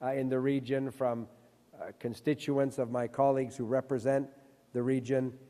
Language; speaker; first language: English; early bilingual, other home language; French